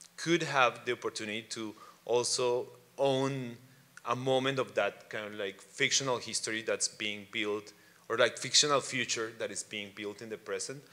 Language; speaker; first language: English; non-native, fluent; Spanish